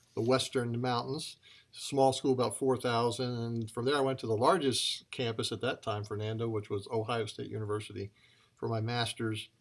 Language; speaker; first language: English; native; English